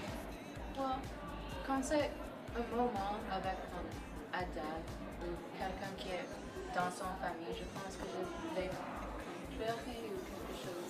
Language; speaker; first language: French; non-native, learner; English